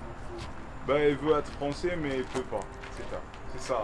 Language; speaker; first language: French; non-native, local second language; Arabic